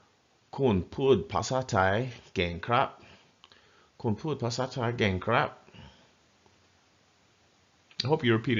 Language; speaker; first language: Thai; non-native, fluent; English